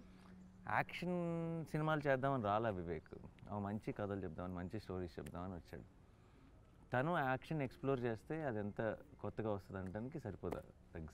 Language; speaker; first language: Telugu; native; Telugu